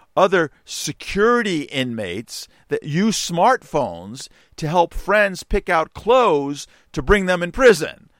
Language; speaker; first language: English; native; English